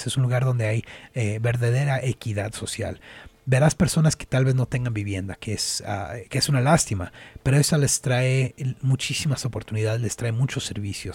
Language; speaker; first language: Spanish; native; Spanish